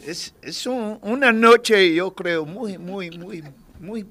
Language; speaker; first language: Spanish; non-native, learner; English